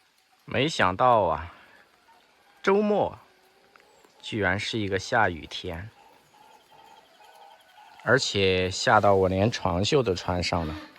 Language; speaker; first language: Chinese; native; Chinese